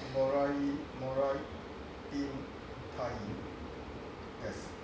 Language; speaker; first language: Japanese; non-native, learner; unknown